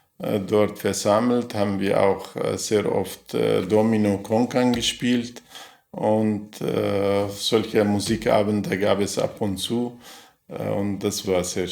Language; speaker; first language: German; non-native, fluent; Kurdish